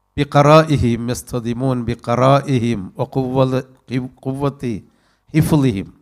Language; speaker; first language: Arabic; non-native, fluent; Malayalam